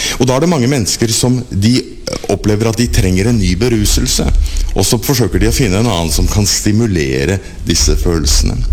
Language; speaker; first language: Norwegian; native; Norwegian